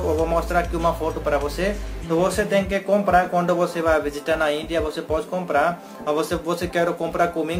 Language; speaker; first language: Portuguese; non-native, learner; Hindi